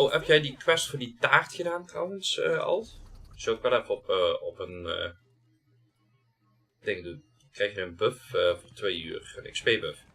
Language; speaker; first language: Dutch; native; Dutch